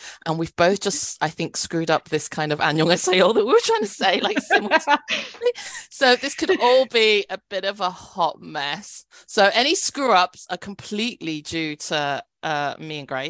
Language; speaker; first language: English; non-native, local second language; Cantonese